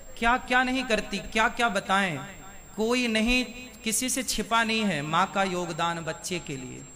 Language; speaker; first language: Hindi; native; Hindi